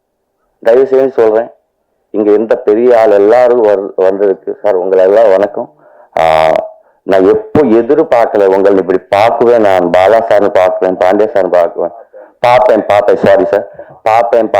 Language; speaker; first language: Tamil; non-native, learner; Telugu